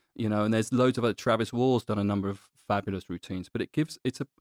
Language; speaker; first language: English; native; English